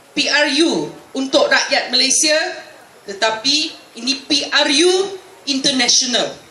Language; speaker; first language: Malay; non-native, local second language; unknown